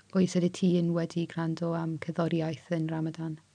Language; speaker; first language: Welsh; non-native, local second language; English